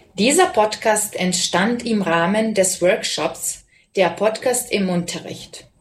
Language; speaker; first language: German; non-native, fluent; Serbian